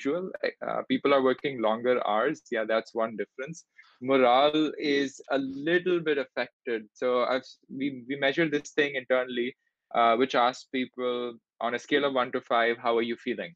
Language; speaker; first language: English; non-native, local second language; Hindi